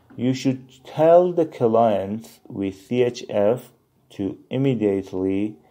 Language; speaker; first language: English; non-native, fluent; Persian